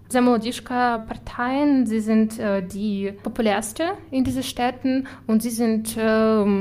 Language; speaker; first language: German; non-native, fluent; Ukrainian